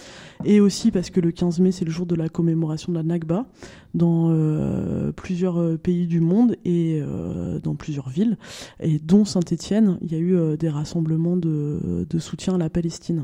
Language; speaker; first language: French; native; French